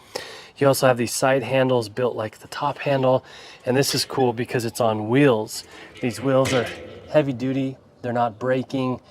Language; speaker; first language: English; native; English